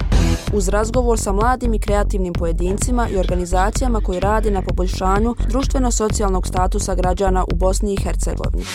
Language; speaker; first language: Serbian; native; Serbian